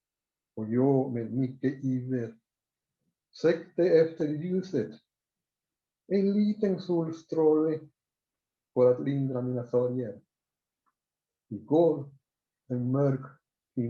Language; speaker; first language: Swedish; non-native, fluent; Spanish